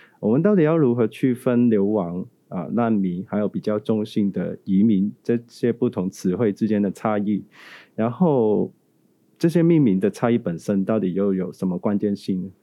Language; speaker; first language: Chinese; native; Chinese